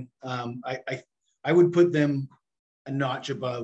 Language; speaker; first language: English; native; English